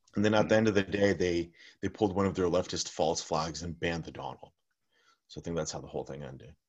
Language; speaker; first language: English; early bilingual, other home language; Russian